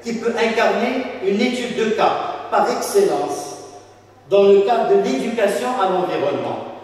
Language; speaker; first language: French; non-native, local second language; Arabic